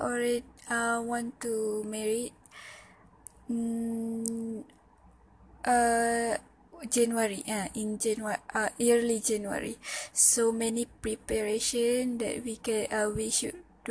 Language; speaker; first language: English; non-native, local second language; Malay